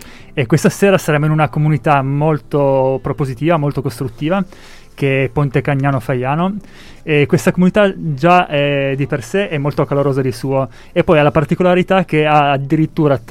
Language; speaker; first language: Italian; native; Italian